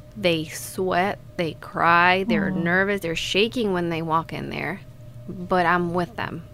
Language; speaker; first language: English; non-native, fluent; Spanish